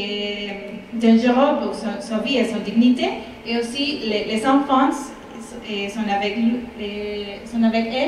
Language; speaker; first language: French; non-native, fluent; Spanish